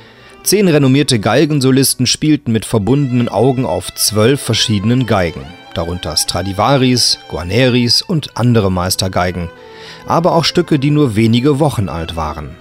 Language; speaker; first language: German; native; German